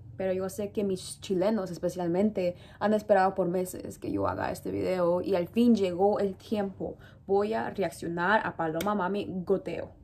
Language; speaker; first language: Spanish; early bilingual, heritage; Spanish